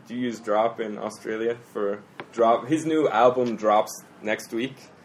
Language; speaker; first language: English; native; English